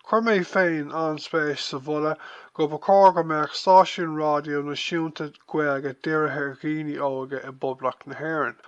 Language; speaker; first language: Irish; non-native, local second language; English